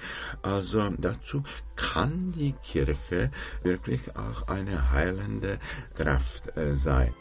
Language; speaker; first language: German; non-native, fluent; Czech